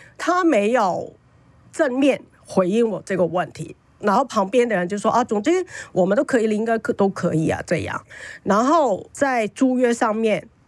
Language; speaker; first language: Chinese; non-native, fluent; Cantonese